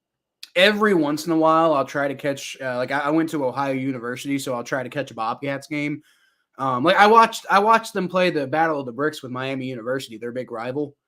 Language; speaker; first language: English; native; English